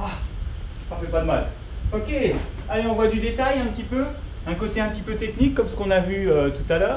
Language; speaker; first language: French; native; French